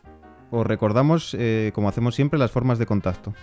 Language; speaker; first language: Spanish; native; Spanish